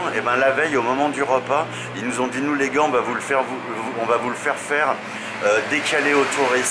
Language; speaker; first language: French; native; French